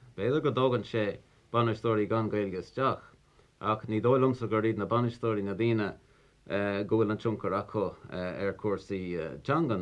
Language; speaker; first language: Irish; native; Irish